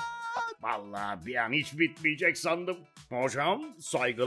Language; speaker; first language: Turkish; native; Turkish